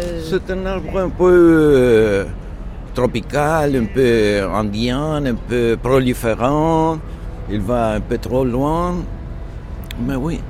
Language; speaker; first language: French; non-native, fluent; Spanish